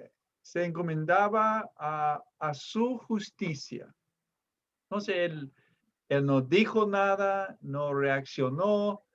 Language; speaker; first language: Spanish; non-native, fluent; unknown